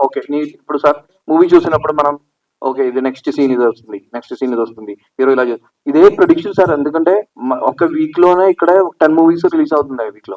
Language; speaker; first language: Telugu; non-native, learner; Malayalam